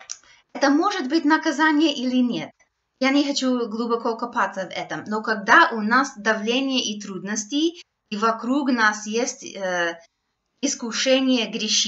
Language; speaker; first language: Russian; non-native, fluent; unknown